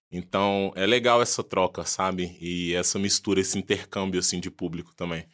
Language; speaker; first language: Portuguese; early bilingual, other home language; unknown